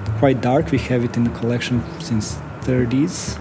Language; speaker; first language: English; non-native, fluent; Bosnian